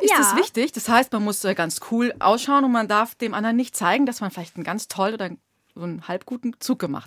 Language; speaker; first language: German; native; German